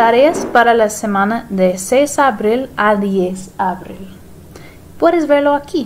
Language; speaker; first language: Spanish; non-native, fluent; English